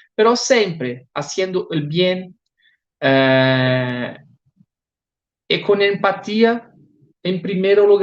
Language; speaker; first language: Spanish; non-native, learner; Portuguese